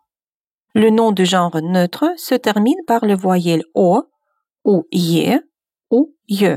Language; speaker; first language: French; non-native, fluent; Russian